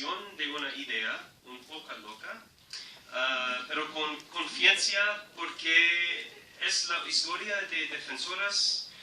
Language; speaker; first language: Spanish; non-native, learner; English